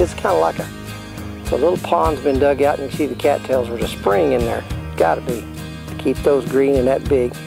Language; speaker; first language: English; native; English